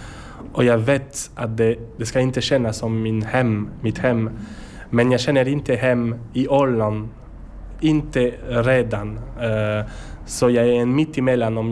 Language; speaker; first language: Swedish; non-native, learner; French